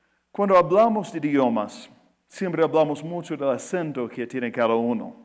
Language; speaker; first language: Spanish; non-native, fluent; English